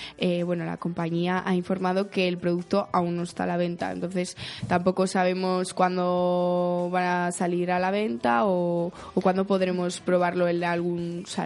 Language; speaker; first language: Spanish; native; Spanish